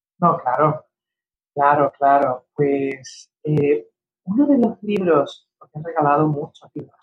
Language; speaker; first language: Spanish; early bilingual, heritage; Spanish